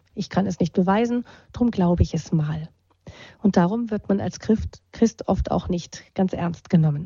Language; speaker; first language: German; native; German